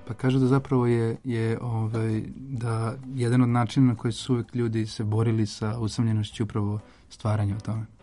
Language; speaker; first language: Serbian; native; Serbian